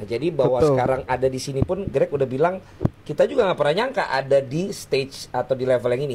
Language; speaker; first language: Indonesian; native; Indonesian